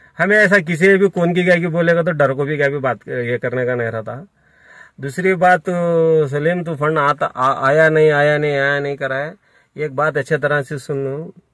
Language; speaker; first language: Hindi; non-native, local second language; Urdu